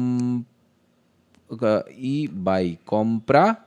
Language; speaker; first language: Spanish; non-native, learner; Hindi